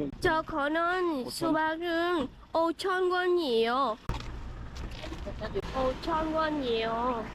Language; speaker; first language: Korean; non-native, learner; Vietnamese